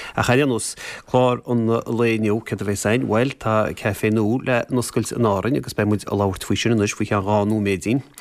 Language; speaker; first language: Irish; native; Irish